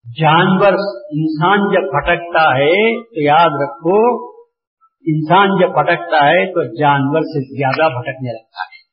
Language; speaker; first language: Urdu; native; Urdu